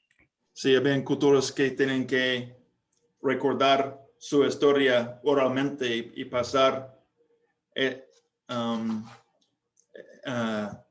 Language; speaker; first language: Spanish; non-native, fluent; English